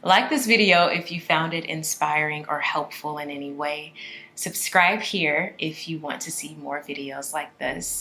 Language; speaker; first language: English; native; English